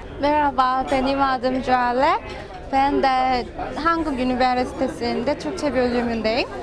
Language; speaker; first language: Turkish; non-native, learner; Korean